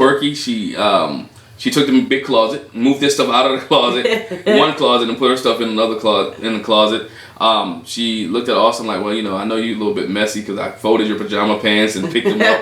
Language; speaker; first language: English; native; English